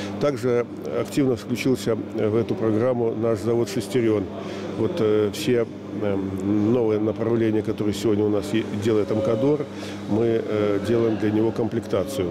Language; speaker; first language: Russian; non-native, local second language; Belarusian